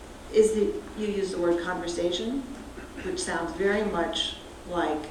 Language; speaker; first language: English; native; English